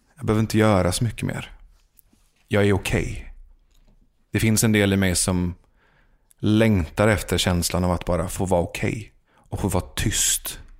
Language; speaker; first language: Swedish; early bilingual, other home language; Persian